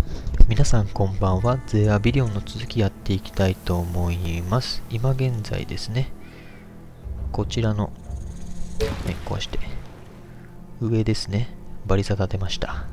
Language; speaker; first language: Japanese; native; Japanese